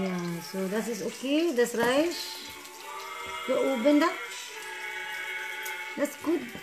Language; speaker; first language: German; non-native, learner; Cebuano